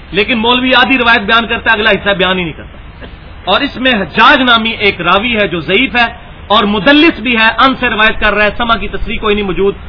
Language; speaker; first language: Urdu; non-native, local second language; Punjabi